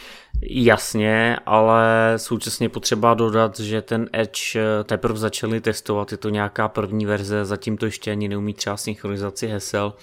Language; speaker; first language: Czech; native; Czech